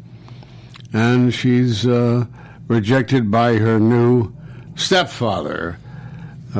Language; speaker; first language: English; native; English